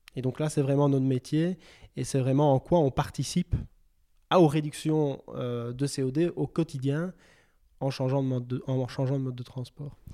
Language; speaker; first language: French; native; French